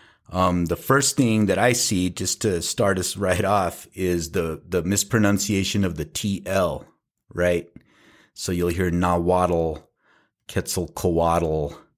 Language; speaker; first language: English; native; English